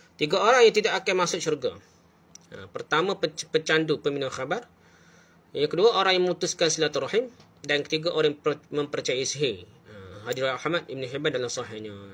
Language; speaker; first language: Malay; native; Malay